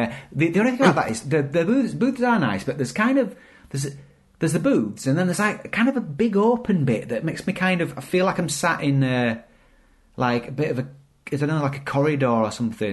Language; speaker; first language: English; native; English